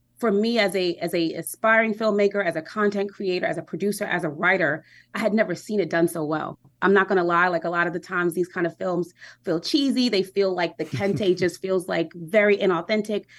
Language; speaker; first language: English; native; English